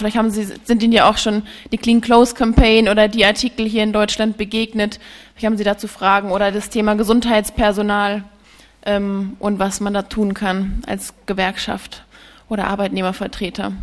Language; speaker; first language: German; native; German